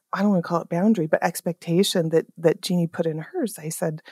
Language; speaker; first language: English; native; English